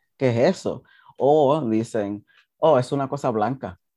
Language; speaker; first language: Spanish; early bilingual, heritage; English